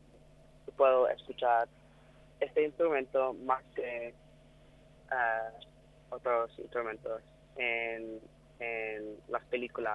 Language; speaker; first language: Spanish; non-native, learner; English